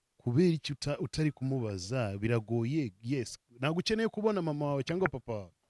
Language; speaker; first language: Kinyarwanda; native; Kinyarwanda